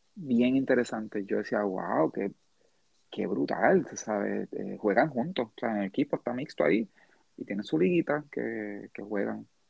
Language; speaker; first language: Spanish; native; Spanish